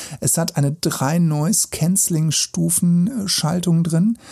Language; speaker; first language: German; native; German